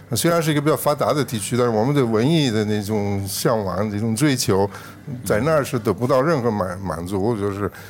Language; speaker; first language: Chinese; non-native, fluent; Italian